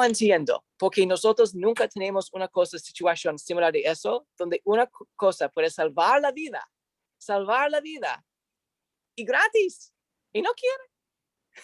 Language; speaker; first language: Spanish; non-native, learner; English